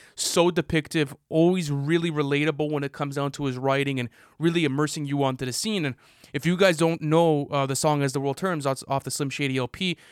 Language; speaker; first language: English; native; English